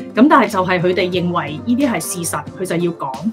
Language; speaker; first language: Cantonese; native; Cantonese